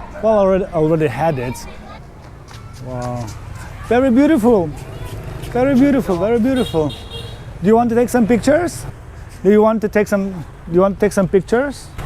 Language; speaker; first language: English; non-native, fluent; Lithuanian